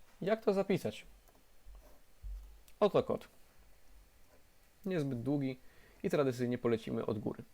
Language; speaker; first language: Polish; native; Polish